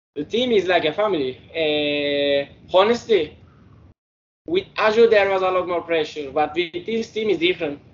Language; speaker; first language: Norwegian; early bilingual, heritage; Norwegian